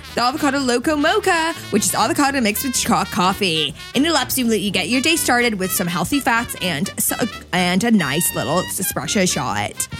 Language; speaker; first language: English; early bilingual, other home language; Polish